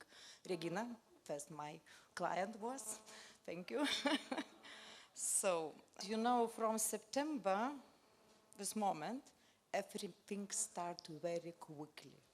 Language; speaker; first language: English; non-native, learner; Lithuanian